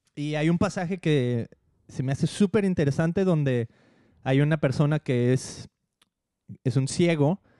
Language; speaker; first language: Spanish; native; Spanish